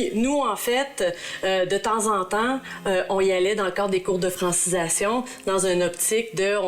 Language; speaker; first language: French; native; French